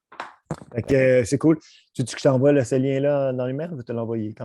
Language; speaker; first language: French; native; French